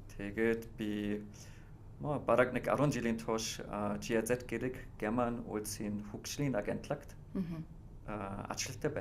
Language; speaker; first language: Mongolian; non-native, fluent; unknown